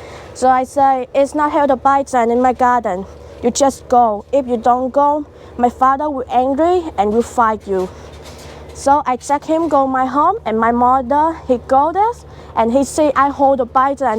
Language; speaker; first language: English; non-native, learner; Vietnamese